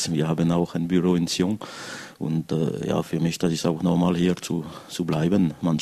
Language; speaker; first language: German; non-native, local second language; French